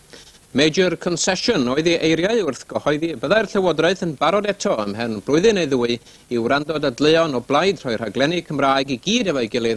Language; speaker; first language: Welsh; native; Welsh